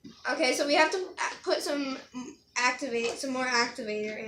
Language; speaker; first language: English; native; English